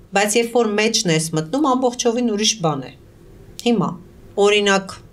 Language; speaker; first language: Armenian; early bilingual, heritage; Armenian